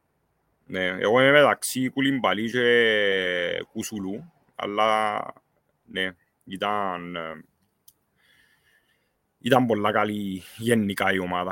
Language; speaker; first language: Greek; native; Greek